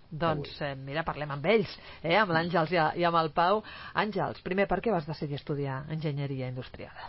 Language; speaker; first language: Catalan; native; Catalan